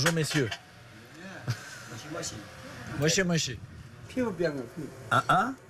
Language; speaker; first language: French; native; French